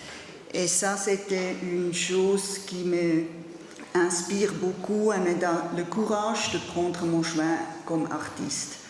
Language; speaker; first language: French; non-native, learner; German